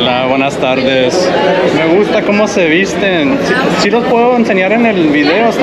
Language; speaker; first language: Spanish; early bilingual, heritage; Spanish